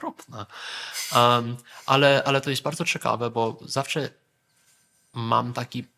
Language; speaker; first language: Polish; early bilingual, heritage; Polish